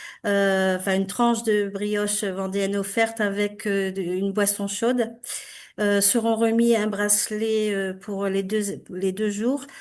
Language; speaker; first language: French; native; French